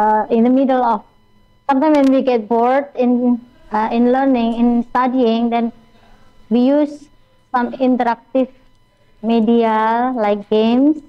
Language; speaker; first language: English; non-native, fluent; Indonesian